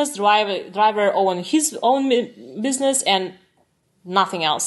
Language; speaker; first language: English; non-native, fluent; Turkmen